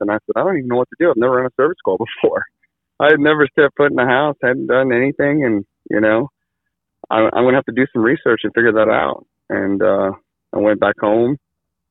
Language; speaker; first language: English; native; English